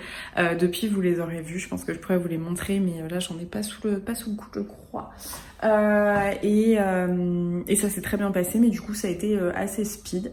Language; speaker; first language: French; native; French